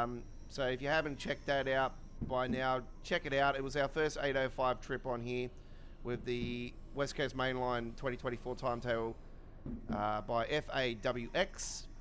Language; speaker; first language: English; native; English